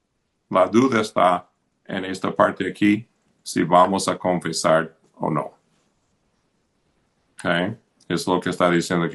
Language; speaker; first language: Spanish; non-native, fluent; English